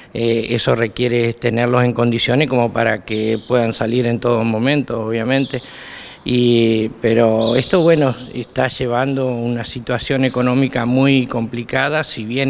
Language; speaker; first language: Spanish; native; Spanish